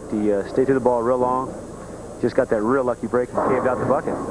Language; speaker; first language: English; native; English